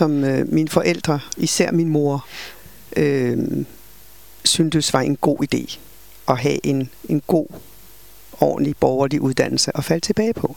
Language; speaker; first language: Danish; native; Danish